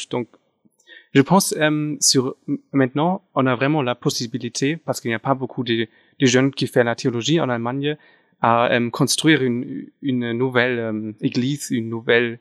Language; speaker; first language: French; non-native, fluent; German